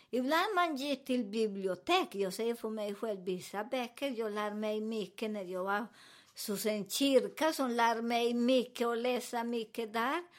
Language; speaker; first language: Swedish; non-native, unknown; Spanish